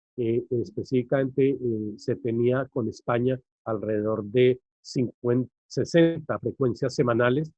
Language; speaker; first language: Spanish; native; Spanish